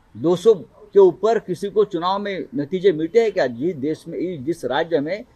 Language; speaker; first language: Hindi; non-native, local second language; Marathi